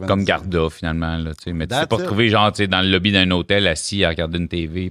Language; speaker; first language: French; native; French